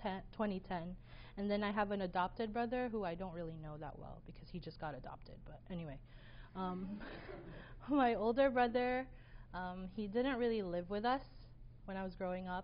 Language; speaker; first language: English; early bilingual, other home language; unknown